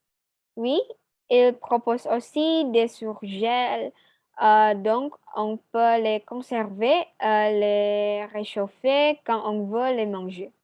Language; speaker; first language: French; non-native, learner; Indonesian